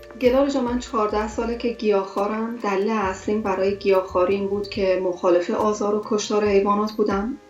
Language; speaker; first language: Persian; non-native, local second language; Armenian